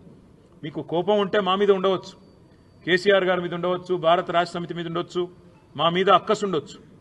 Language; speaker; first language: Telugu; native; Telugu